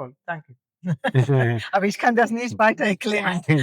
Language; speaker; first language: German; non-native, fluent; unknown